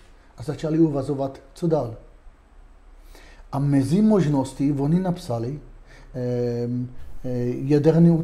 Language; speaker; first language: Czech; non-native, fluent; Hebrew